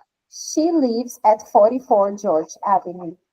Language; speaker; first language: English; non-native, fluent; Portuguese